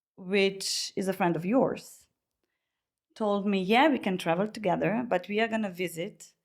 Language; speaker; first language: English; non-native, fluent; Slovenian